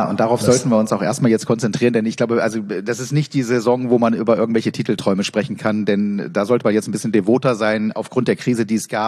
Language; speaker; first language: German; native; German